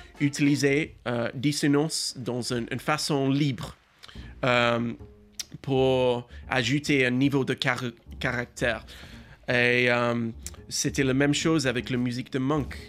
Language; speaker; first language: French; non-native, learner; English